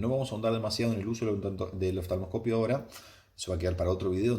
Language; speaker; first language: Spanish; native; Spanish